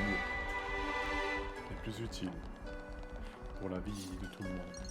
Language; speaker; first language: French; native; French